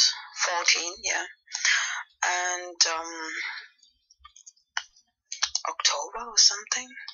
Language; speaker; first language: English; non-native, fluent; Spanish